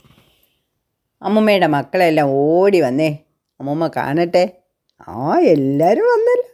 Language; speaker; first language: Malayalam; native; Malayalam